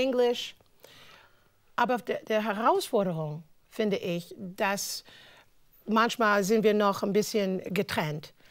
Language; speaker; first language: German; non-native, learner; English